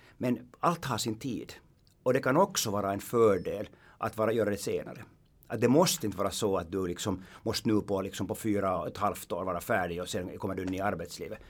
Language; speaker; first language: Swedish; non-native, local second language; Finnish